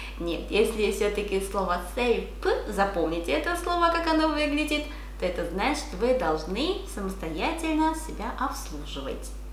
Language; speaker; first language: Russian; non-native, fluent; Korean